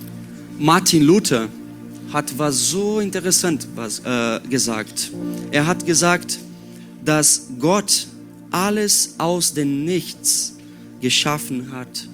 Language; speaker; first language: German; non-native, learner; Portuguese